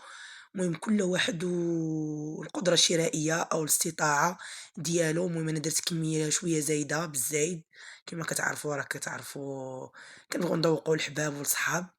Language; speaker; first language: Arabic; native; Arabic